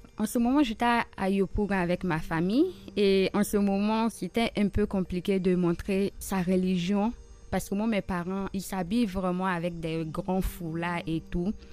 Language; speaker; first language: French; non-native, local second language; Soninke